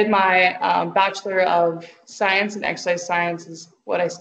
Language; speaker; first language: English; native; English